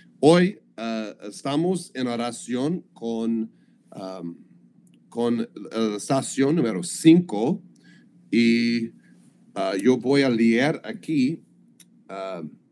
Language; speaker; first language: Spanish; non-native, learner; English